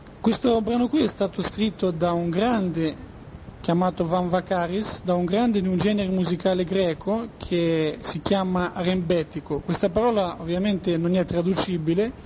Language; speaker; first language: Italian; non-native, fluent; Greek